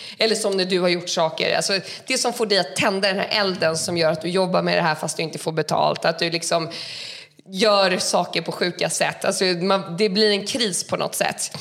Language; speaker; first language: Swedish; native; Swedish